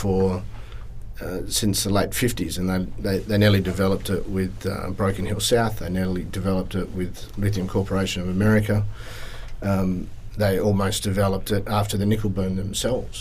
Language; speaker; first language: English; native; English